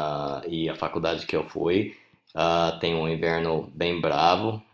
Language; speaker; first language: Portuguese; non-native, fluent; English